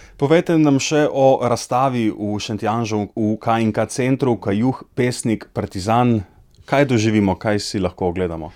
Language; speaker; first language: Slovenian; native; Slovenian